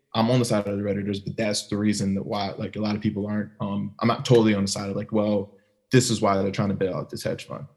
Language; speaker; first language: English; native; English